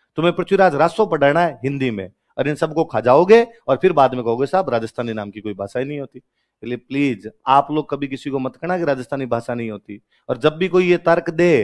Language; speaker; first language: Hindi; non-native, local second language; Rajasthani